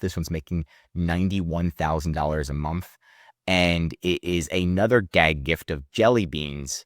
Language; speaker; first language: English; native; English